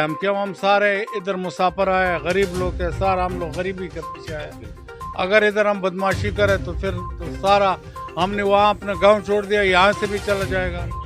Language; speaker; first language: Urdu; non-native, local second language; Pashto